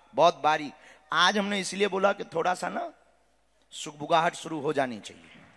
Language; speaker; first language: Hindi; non-native, local second language; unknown